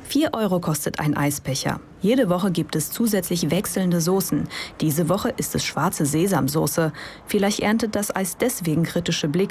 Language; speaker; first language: German; native; German